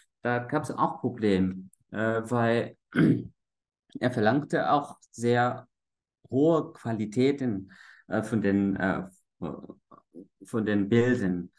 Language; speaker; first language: German; non-native, fluent; Vietnamese